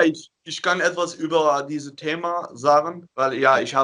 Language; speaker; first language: German; non-native, learner; Dutch